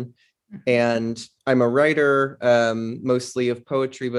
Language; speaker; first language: English; native; English